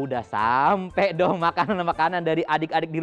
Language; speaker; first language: Indonesian; native; Indonesian